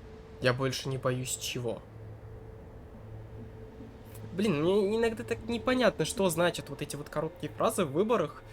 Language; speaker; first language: Russian; native; Russian